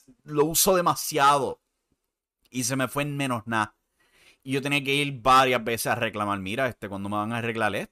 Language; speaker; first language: Spanish; native; Spanish